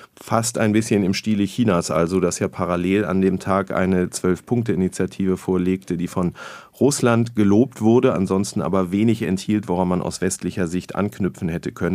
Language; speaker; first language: German; native; German